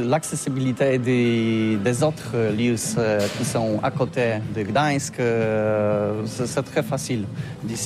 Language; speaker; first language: French; non-native, learner; Polish